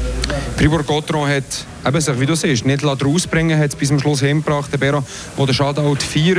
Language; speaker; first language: German; native; German